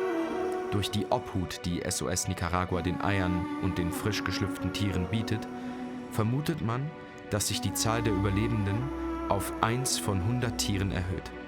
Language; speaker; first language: German; native; German